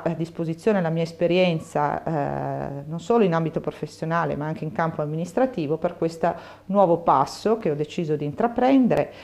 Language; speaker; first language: Italian; native; Italian